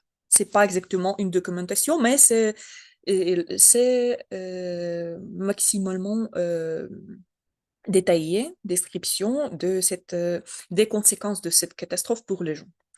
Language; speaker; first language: French; non-native, learner; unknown